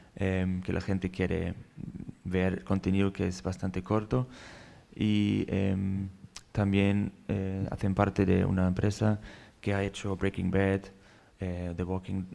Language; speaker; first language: Spanish; non-native, fluent; German